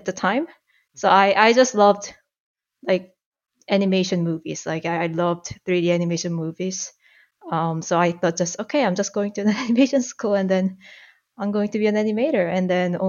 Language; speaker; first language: English; non-native, fluent; Korean